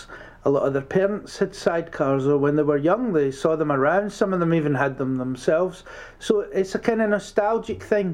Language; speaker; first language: English; native; English